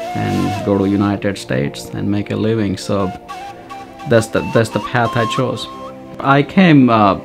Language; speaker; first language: English; non-native, local second language; Gujarati